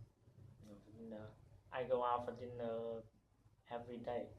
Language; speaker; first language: English; non-native, learner; Vietnamese